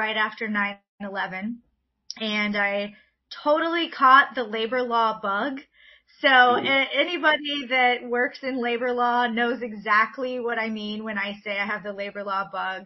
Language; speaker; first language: English; native; English